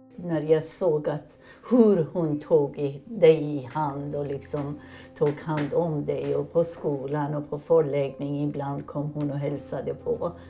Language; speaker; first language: Swedish; non-native, fluent; Persian